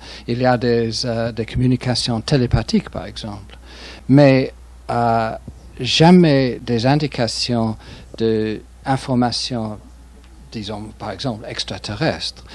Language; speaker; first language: French; non-native, fluent; English